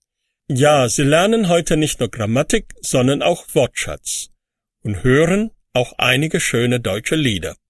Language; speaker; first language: German; non-native, fluent; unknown